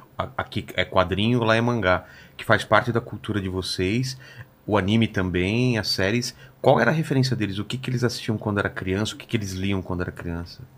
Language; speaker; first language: Portuguese; native; Portuguese